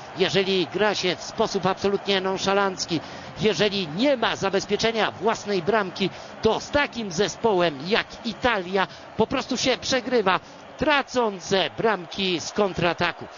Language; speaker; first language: Polish; native; Polish